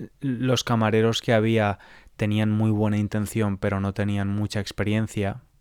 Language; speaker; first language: Spanish; native; Spanish